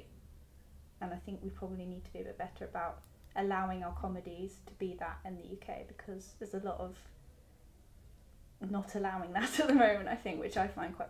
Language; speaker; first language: English; native; English